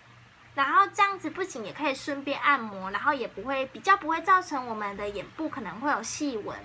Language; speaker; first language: Chinese; native; Chinese